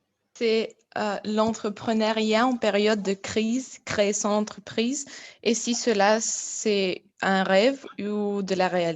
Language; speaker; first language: French; non-native, learner; Bulgarian